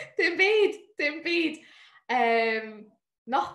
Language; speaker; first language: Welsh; non-native, learner; English